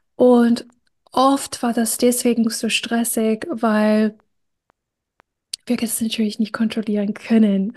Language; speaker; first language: German; non-native, fluent; English